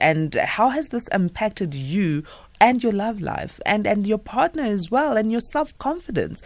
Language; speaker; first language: English; non-native, local second language; Zulu